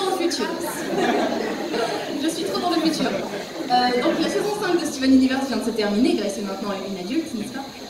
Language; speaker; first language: French; native; French